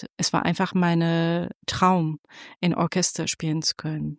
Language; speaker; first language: German; non-native, fluent; Persian